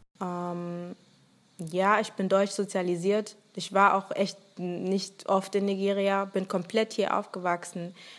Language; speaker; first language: German; early bilingual, other home language; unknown